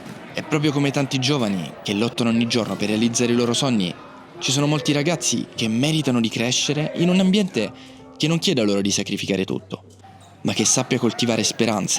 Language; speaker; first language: Italian; native; Italian